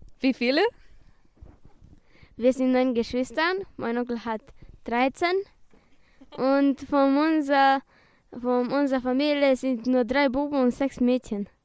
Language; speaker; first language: German; early bilingual, other home language; Romanian